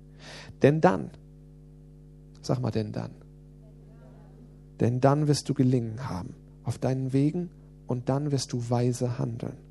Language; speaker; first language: German; native; German